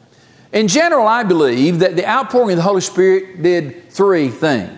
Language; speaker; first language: English; native; English